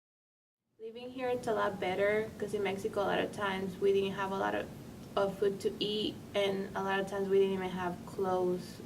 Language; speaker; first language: English; early bilingual, other home language; Spanish